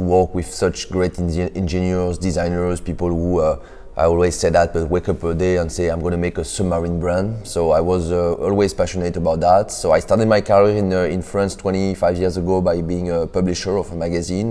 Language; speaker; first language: English; non-native, fluent; French